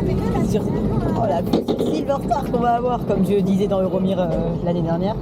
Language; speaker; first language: French; native; French